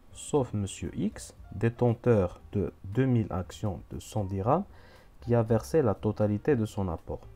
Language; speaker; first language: French; non-native, local second language; Arabic